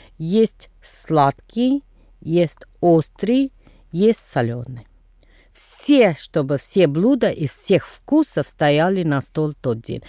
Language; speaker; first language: Russian; non-native, fluent; Tamil